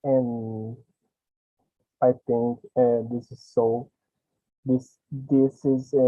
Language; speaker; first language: English; non-native, learner; Spanish